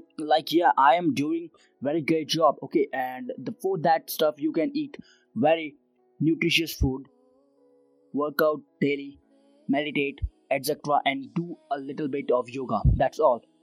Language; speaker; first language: English; non-native, local second language; Hindi